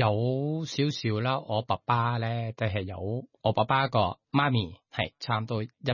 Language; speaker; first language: Cantonese; non-native, learner; Thai